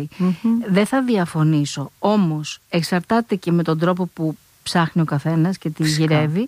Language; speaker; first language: Greek; native; Greek